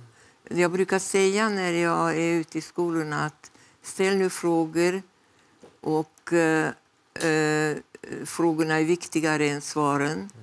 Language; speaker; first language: Swedish; non-native, fluent; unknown